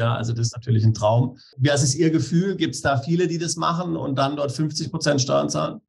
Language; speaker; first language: German; native; German